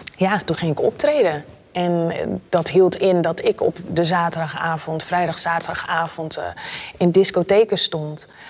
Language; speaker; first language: Dutch; native; Dutch